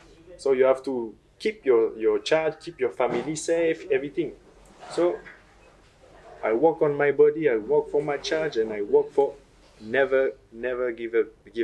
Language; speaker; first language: English; non-native, learner; French